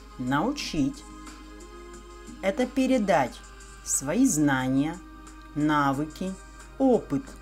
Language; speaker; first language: Russian; native; Russian